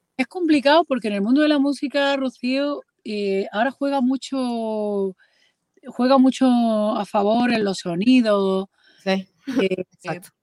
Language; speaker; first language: Spanish; native; Spanish